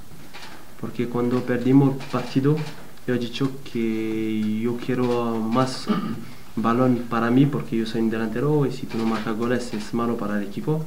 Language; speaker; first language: Spanish; non-native, learner; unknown